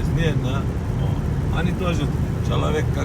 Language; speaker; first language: Russian; non-native, learner; Armenian